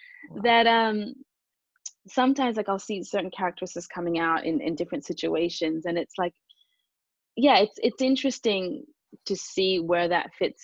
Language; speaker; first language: English; early bilingual, other home language; Japanese